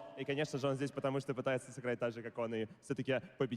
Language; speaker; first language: Russian; native; Russian